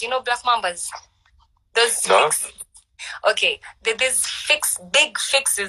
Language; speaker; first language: English; non-native, local second language; Swahili